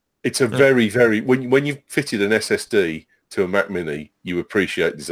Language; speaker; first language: English; native; English